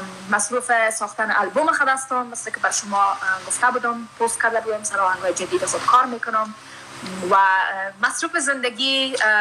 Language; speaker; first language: Persian; early bilingual, heritage; Persian